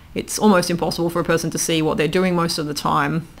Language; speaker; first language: English; native; English